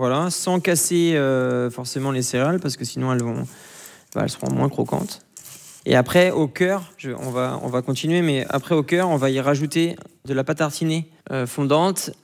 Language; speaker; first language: French; native; French